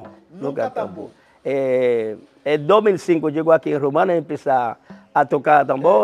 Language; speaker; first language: Spanish; non-native, learner; Haitian Creole